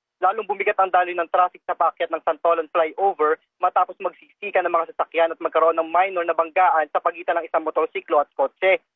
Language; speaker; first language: Filipino; native; Filipino